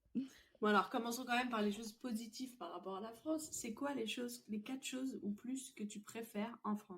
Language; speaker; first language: French; native; French